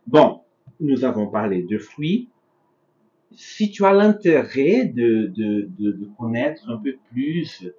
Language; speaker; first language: French; non-native, fluent; Portuguese